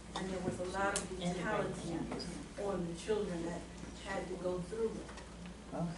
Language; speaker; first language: English; native; English